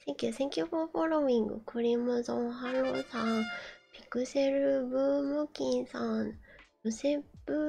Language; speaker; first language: English; non-native, learner; Japanese